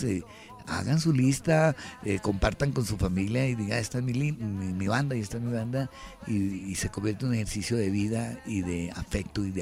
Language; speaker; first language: Spanish; native; Spanish